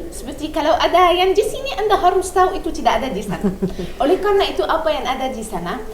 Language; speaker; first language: Indonesian; non-native, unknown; Arabic